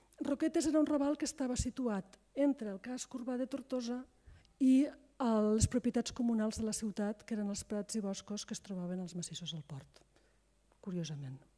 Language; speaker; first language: Catalan; native; Catalan